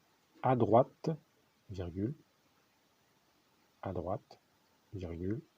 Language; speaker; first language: French; native; French